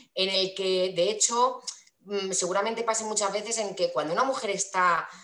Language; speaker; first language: Spanish; native; Spanish